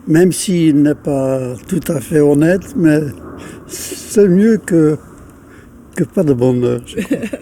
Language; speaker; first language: French; non-native, local second language; Dutch